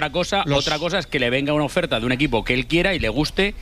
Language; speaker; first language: Spanish; native; Spanish